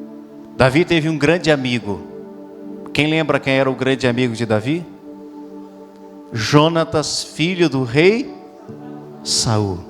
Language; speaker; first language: Portuguese; native; Portuguese